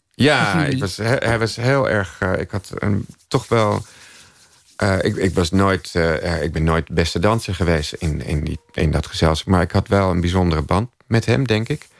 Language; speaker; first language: Dutch; native; Dutch